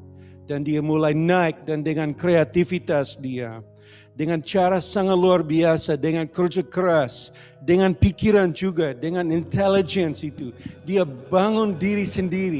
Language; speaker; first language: Indonesian; non-native, learner; English